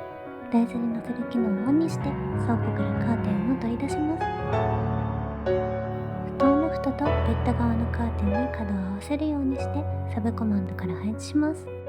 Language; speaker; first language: Japanese; native; Japanese